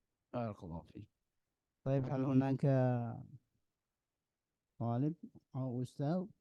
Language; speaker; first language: Arabic; non-native, fluent; Indonesian